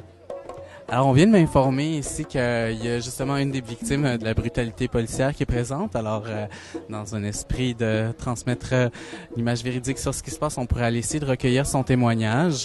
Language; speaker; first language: French; native; French